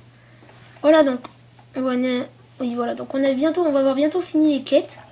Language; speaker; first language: French; native; French